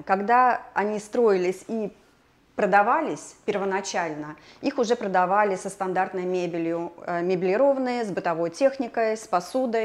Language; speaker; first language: Russian; native; Russian